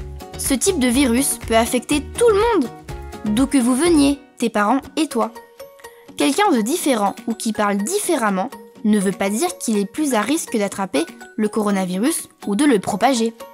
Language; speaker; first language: French; native; French